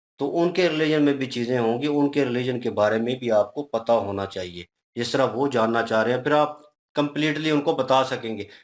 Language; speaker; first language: Urdu; non-native, local second language; Punjabi